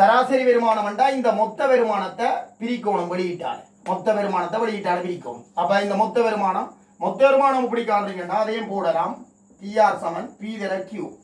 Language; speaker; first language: Tamil; native; Tamil